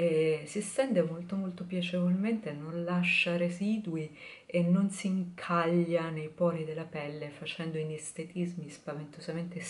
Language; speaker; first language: Italian; native; Italian